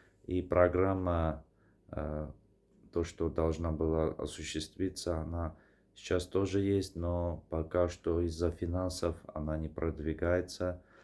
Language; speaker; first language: Russian; non-native, fluent; Armenian